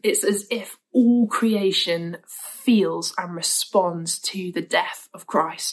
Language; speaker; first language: English; native; English